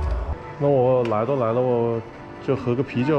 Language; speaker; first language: Chinese; non-native, fluent; English